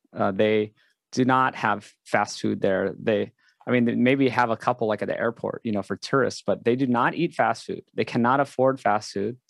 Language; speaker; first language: English; native; English